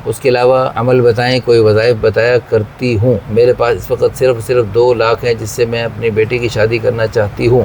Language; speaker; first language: Urdu; non-native, local second language; Saraiki